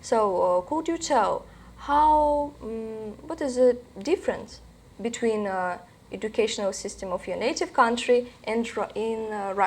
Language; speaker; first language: English; non-native, learner; Russian